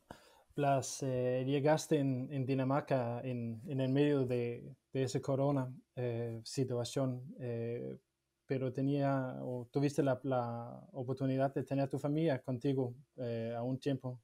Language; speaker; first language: Spanish; non-native, learner; Danish